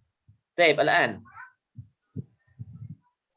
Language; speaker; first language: Arabic; non-native, fluent; Indonesian